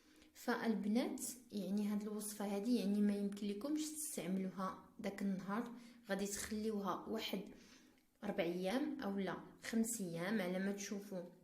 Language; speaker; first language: Arabic; native; Arabic